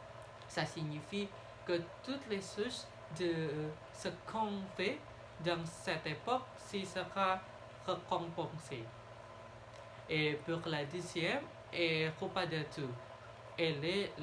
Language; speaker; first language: French; non-native, learner; Indonesian